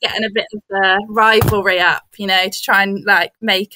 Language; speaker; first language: English; native; English